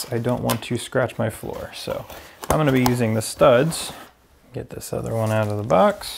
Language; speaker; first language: English; native; English